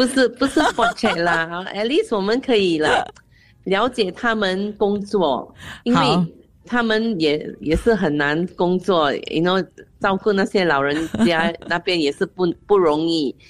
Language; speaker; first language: Chinese; non-native, local second language; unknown